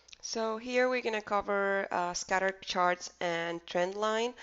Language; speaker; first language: English; non-native, fluent; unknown